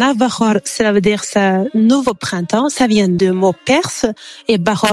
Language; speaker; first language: French; non-native, fluent; Uzbek